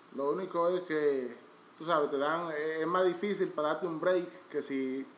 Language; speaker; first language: Spanish; native; Spanish